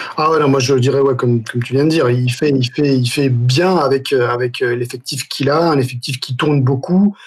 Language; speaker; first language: French; non-native, local second language; Arabic